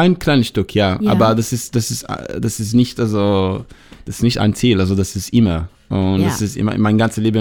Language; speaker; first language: German; non-native, learner; Hebrew